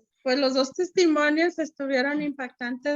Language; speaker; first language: Spanish; native; Spanish